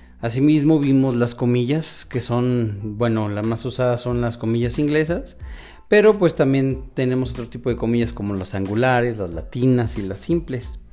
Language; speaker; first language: Spanish; native; Spanish